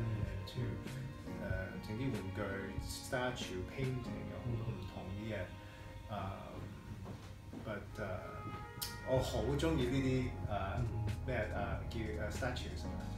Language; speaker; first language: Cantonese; early bilingual, heritage; English